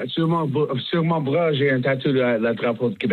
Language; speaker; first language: French; non-native, learner; English